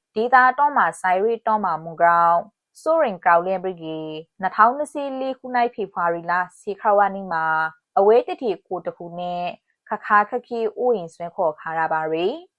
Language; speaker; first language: Burmese; native; Burmese